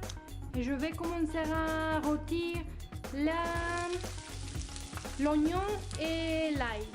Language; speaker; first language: French; non-native, learner; Spanish